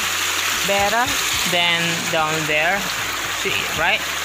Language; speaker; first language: English; non-native, learner; Indonesian